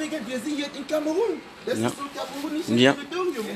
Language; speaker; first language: German; non-native, fluent; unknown